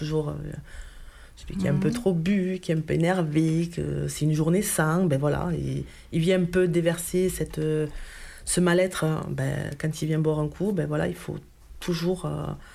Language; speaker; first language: French; native; French